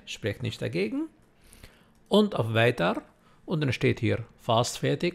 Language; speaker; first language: German; non-native, fluent; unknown